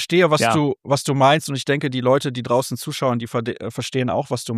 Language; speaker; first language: German; native; German